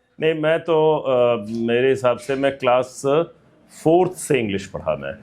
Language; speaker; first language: Hindi; native; Hindi